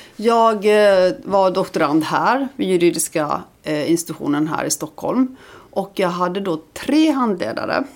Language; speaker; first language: Swedish; early bilingual, other home language; Icelandic